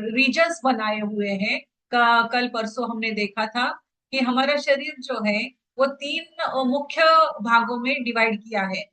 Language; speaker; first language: Hindi; non-native, local second language; Marathi